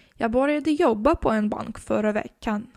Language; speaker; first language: Swedish; non-native, fluent; Ukrainian